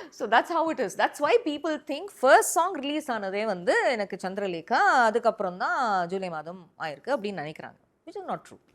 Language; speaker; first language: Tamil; early bilingual, heritage; Tamil